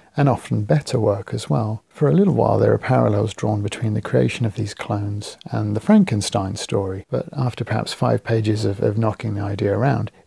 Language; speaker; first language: English; native; English